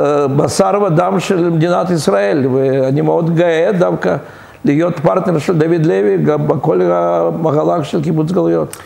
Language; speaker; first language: Hebrew; non-native, fluent; Russian